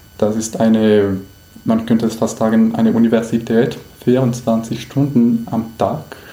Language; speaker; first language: German; non-native, fluent; Spanish